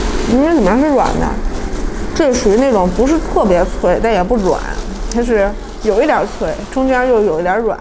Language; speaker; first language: Chinese; native; Chinese